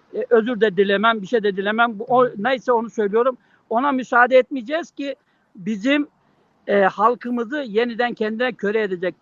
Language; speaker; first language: Turkish; native; Turkish